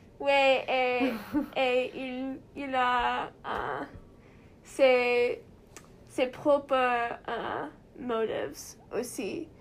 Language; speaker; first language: French; non-native, learner; English